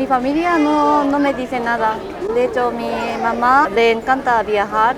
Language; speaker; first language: Spanish; non-native, fluent; Japanese